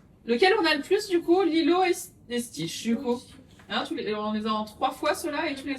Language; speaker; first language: French; native; French